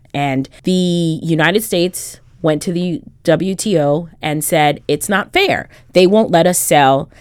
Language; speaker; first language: English; early bilingual, other home language; Haitian Creole